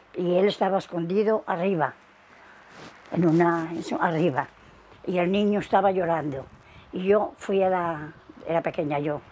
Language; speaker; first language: Spanish; native; Spanish